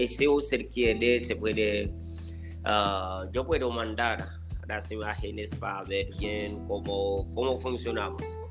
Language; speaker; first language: Spanish; non-native, learner; Haitian Creole